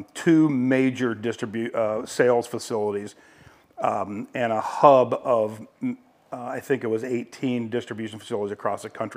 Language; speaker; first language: English; native; English